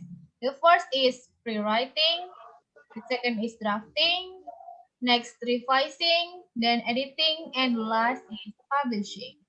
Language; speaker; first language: English; non-native, fluent; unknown